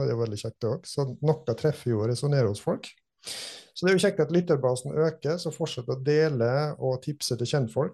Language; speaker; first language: Norwegian; native; Norwegian